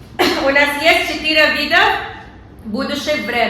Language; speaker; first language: Russian; non-native, learner; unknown